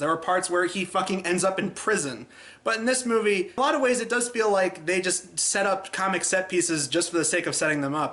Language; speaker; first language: English; native; English